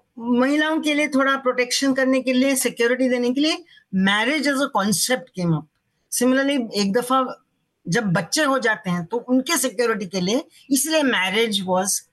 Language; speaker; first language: Hindi; non-native, local second language; Marathi